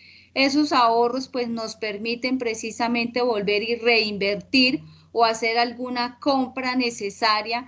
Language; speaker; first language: Spanish; native; Spanish